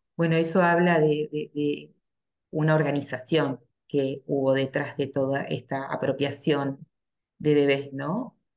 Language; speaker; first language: Spanish; native; Spanish